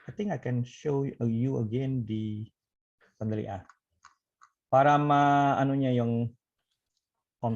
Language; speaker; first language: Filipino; non-native, fluent; Indonesian